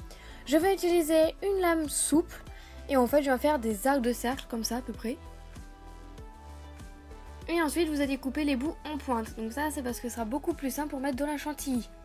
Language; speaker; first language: French; native; French